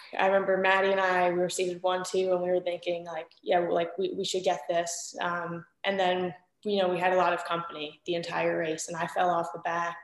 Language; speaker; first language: English; native; English